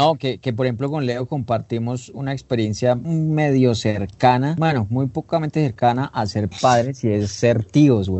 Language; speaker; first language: Spanish; native; Spanish